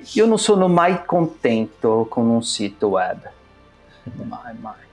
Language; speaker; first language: Italian; non-native, fluent; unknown